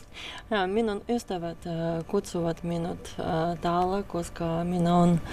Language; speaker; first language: Finnish; non-native, learner; Russian